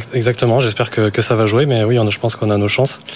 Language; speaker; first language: French; native; French